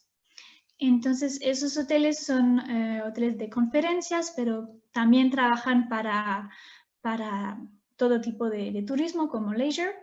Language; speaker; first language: Spanish; non-native, fluent; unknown